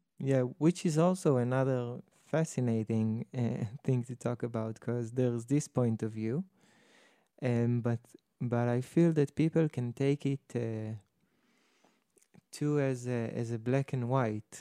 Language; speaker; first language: English; non-native, fluent; Hebrew